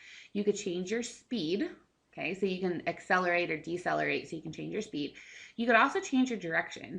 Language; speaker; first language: English; native; English